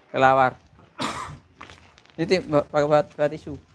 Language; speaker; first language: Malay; non-native, local second language; Javanese